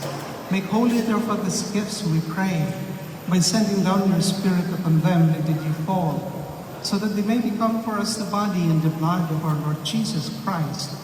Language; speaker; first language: English; non-native, local second language; Filipino